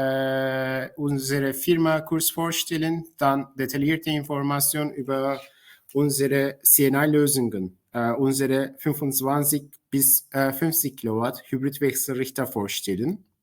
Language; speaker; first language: German; non-native, fluent; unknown